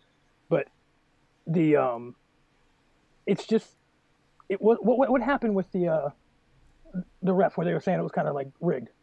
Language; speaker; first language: English; native; English